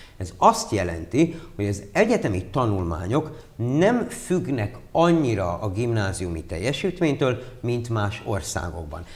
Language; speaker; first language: Hungarian; early bilingual, heritage; Hungarian